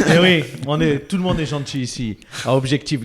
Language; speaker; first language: French; native; French